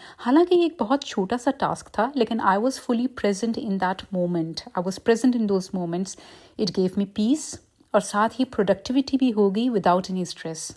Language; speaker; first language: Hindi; early bilingual, heritage; Hindi